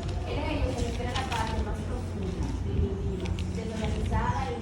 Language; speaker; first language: Spanish; native; Spanish